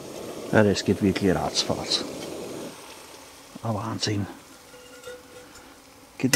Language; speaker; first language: German; native; German